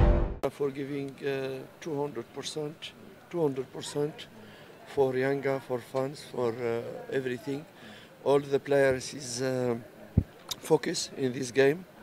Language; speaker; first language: English; non-native, learner; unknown